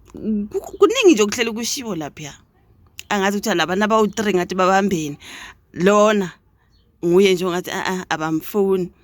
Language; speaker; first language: Zulu; native; Zulu